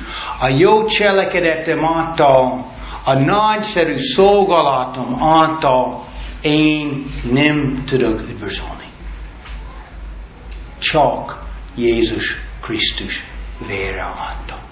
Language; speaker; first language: Hungarian; non-native, learner; English